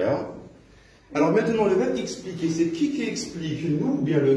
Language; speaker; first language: French; non-native, local second language; Arabic